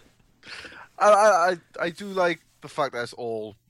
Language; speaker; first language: English; native; English